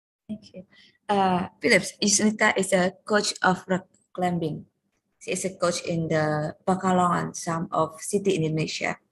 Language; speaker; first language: English; non-native, learner; Indonesian